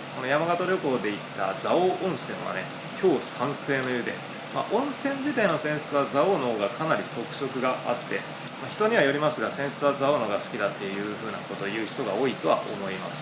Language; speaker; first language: Japanese; native; Japanese